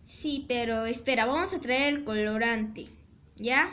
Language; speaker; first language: Spanish; native; Spanish